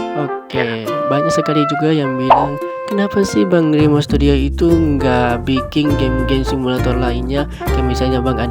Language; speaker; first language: Indonesian; native; Indonesian